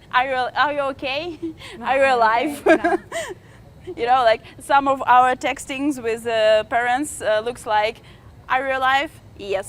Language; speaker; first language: English; non-native, fluent; Ukrainian